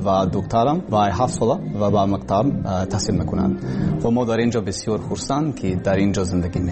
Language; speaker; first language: Persian; non-native, learner; English